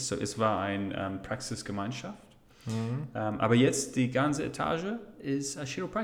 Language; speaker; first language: German; non-native, fluent; English